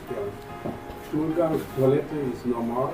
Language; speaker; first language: German; non-native, fluent; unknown